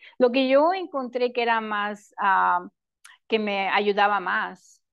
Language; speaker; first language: Spanish; non-native, local second language; English